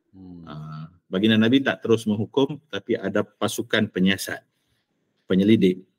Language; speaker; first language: Malay; native; Malay